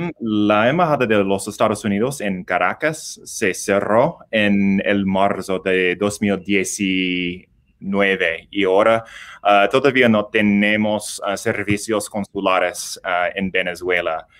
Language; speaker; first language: Spanish; non-native, learner; English